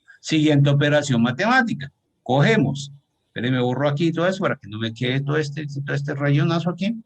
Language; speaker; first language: Spanish; native; Spanish